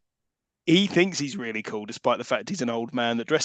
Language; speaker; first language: English; native; English